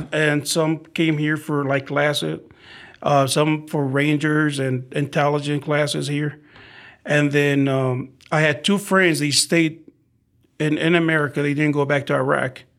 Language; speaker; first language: English; non-native, fluent; Arabic